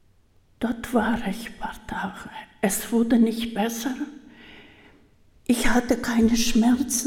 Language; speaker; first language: German; early bilingual, heritage; German